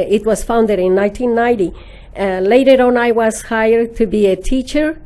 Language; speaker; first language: English; non-native, fluent; Spanish